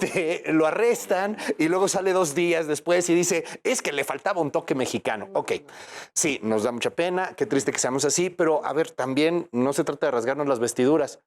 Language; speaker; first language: Spanish; native; Spanish